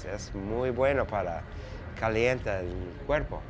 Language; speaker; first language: Spanish; non-native, learner; English